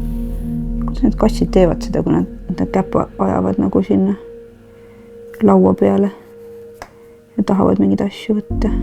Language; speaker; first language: Estonian; native; Estonian